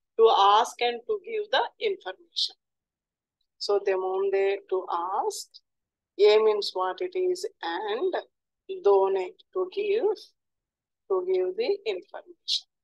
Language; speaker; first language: English; non-native, local second language; Telugu